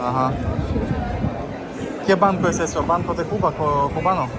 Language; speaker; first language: Spanish; non-native, learner; Russian